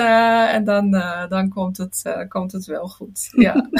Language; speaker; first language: Dutch; non-native, fluent; German